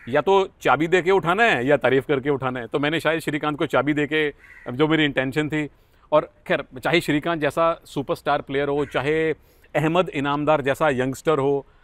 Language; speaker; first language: Hindi; native; Hindi